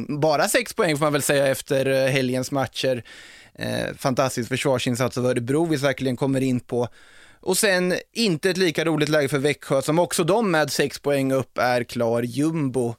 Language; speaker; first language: Swedish; native; Swedish